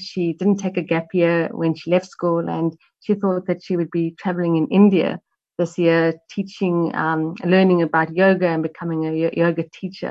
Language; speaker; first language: English; native; English